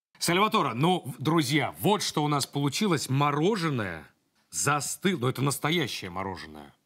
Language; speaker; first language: Russian; native; Russian